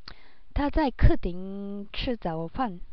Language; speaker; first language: Chinese; non-native, learner; Japanese